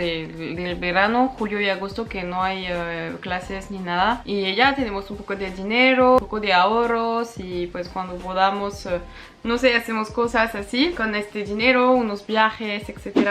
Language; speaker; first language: Spanish; non-native, fluent; French